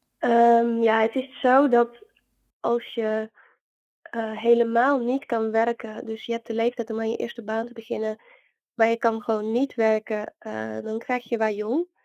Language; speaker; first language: Dutch; native; Dutch